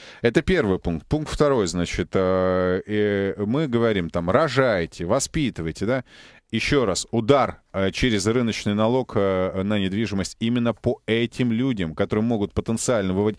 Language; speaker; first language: Russian; native; Russian